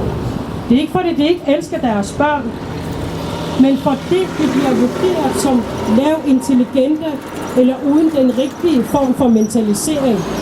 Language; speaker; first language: Danish; non-native, local second language; Kalaallisut